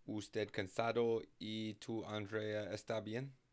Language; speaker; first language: Spanish; non-native, learner; English